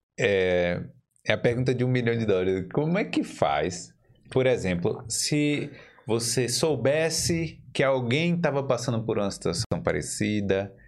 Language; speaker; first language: Portuguese; native; Portuguese